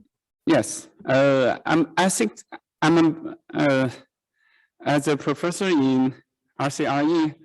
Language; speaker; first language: English; non-native, learner; Chinese